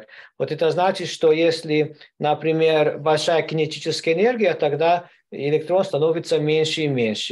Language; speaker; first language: Russian; non-native, learner; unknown